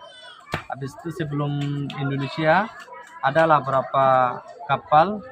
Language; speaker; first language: Indonesian; non-native, learner; Rohingya